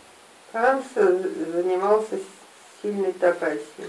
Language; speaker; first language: Russian; native; Russian